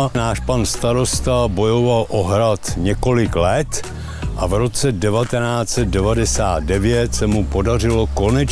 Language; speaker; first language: Czech; native; Czech